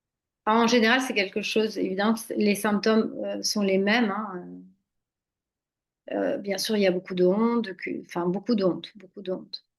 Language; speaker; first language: French; native; French